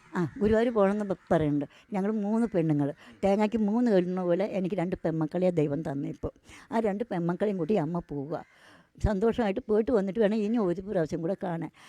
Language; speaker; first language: Malayalam; non-native, local second language; Tamil